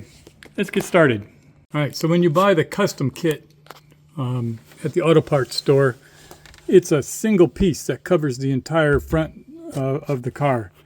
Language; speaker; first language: English; native; English